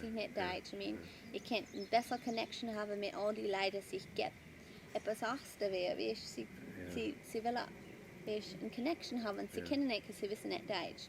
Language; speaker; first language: German; early bilingual, heritage; Pennsylvania German